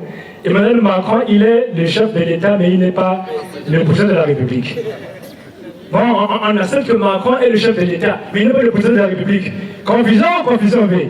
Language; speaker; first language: French; non-native, local second language; Lingala